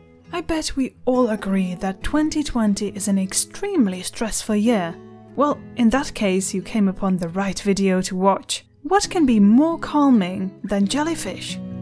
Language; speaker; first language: English; non-native, fluent; Czech